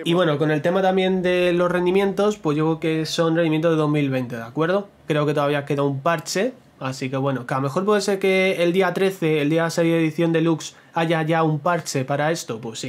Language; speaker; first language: Spanish; native; Spanish